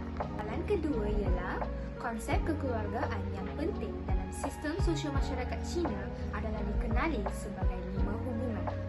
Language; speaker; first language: Malay; non-native, local second language; Punjabi